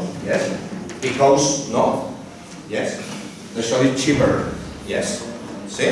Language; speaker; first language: English; non-native, fluent; Catalan